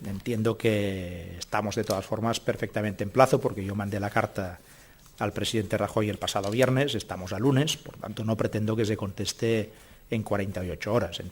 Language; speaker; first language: Spanish; non-native, local second language; Catalan